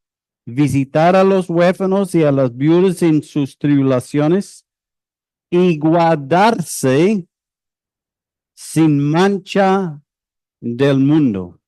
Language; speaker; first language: Spanish; non-native, fluent; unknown